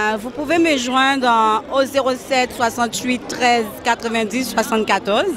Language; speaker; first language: French; non-native, local second language; Haitian Creole